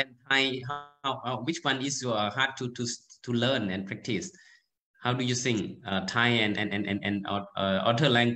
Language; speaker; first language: English; non-native, learner; Thai